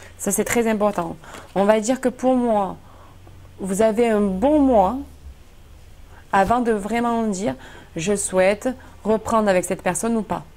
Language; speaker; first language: French; native; French